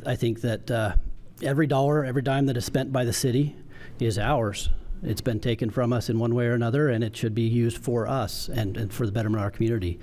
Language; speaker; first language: English; native; English